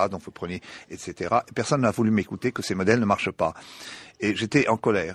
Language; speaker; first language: French; non-native, local second language; Arabic